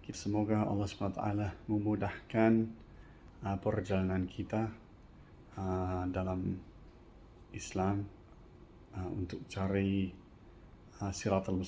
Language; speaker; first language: Indonesian; non-native, fluent; English